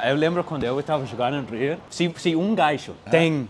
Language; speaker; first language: Portuguese; non-native, fluent; English